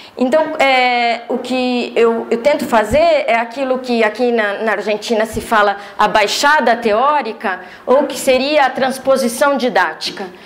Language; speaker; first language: Portuguese; native; Portuguese